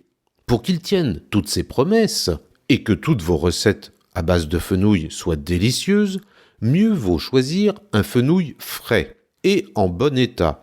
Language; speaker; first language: French; native; French